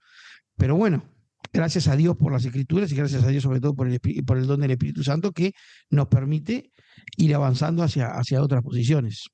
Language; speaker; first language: Spanish; native; Spanish